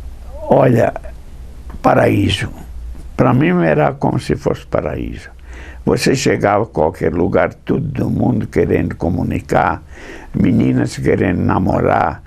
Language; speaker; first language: Portuguese; non-native, fluent; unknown